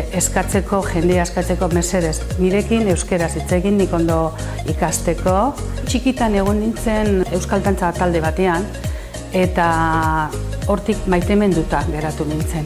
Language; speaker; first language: Basque; non-native, local second language; Spanish